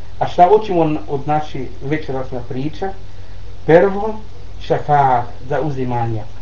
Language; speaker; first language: Bosnian; non-native, learner; Arabic